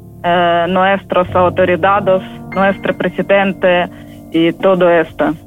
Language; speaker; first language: Spanish; non-native, learner; Ukrainian